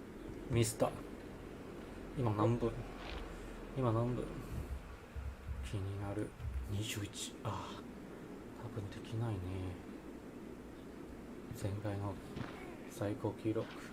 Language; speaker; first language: Japanese; non-native, learner; Chinese